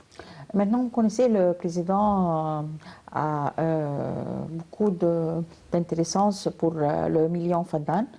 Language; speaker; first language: French; non-native, learner; Arabic